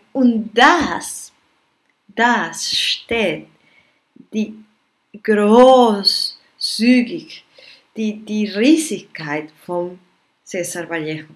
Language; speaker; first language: German; non-native, learner; Spanish